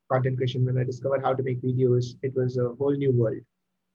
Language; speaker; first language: English; non-native, local second language; Malayalam